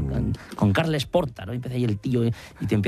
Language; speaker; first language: Spanish; native; Spanish